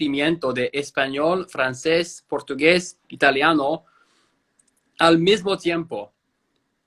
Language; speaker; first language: Spanish; non-native, fluent; English